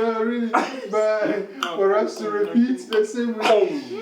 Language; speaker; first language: English; non-native, local second language; Akan